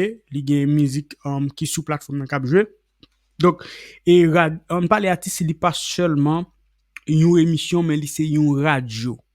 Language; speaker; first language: Haitian Creole; native; Haitian Creole